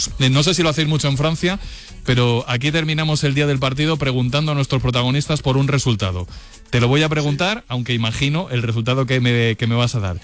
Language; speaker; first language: Spanish; native; Spanish